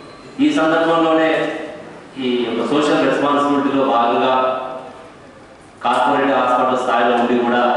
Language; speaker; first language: Telugu; native; Telugu